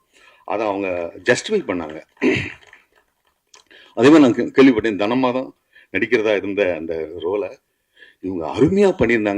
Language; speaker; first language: Tamil; native; Tamil